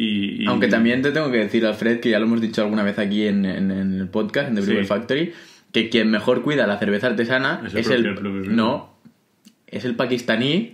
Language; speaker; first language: Spanish; native; Spanish